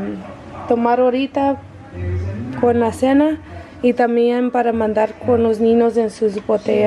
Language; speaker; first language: Spanish; early bilingual, heritage; English